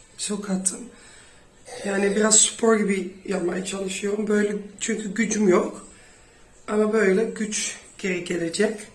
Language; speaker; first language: Turkish; early bilingual, heritage; Turkish